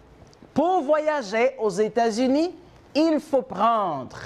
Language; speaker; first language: French; non-native, fluent; Spanish